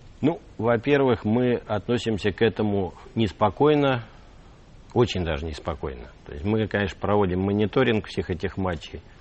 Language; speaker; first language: Russian; native; Russian